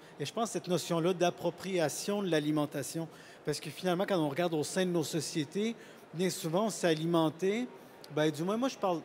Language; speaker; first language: French; native; French